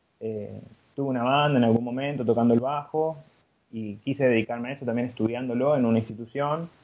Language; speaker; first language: Spanish; native; Spanish